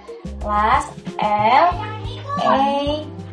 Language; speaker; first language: English; non-native, learner; Indonesian